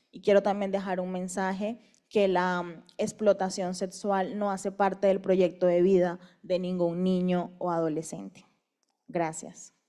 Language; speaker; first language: Spanish; native; Spanish